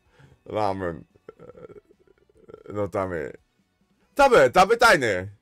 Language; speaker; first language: Japanese; non-native, learner; English